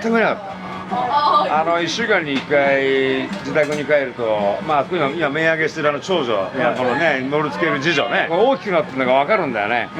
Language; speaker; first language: Japanese; native; Japanese